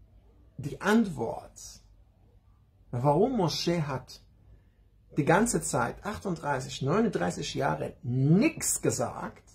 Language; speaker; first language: German; non-native, learner; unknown